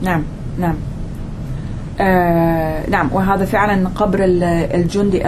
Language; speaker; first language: Arabic; non-native, fluent; English